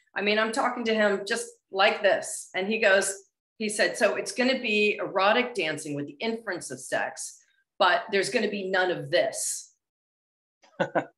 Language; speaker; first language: English; native; English